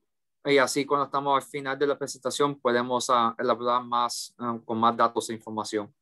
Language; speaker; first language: Spanish; early bilingual, heritage; English